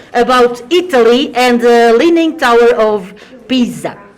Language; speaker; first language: English; non-native, fluent; Portuguese